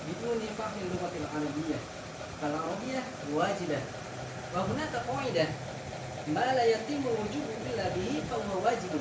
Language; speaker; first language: Arabic; non-native, learner; Indonesian